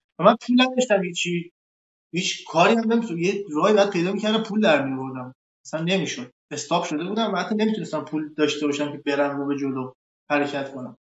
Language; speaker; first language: Persian; native; Persian